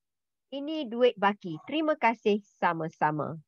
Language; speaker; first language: Indonesian; non-native, fluent; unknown